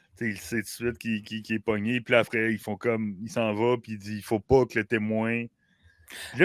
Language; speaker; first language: French; native; French